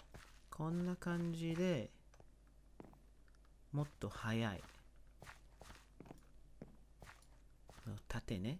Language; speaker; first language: Japanese; non-native, learner; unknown